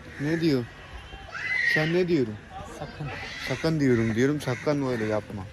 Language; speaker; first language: Turkish; non-native, learner; Punjabi